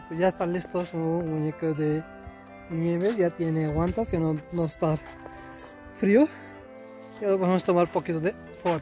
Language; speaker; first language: Spanish; non-native, learner; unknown